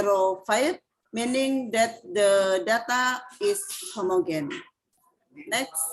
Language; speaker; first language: English; non-native, fluent; Indonesian